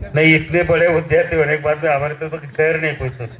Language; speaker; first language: Hindi; non-native, local second language; Marathi